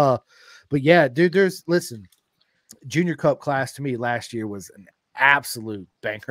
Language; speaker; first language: English; native; English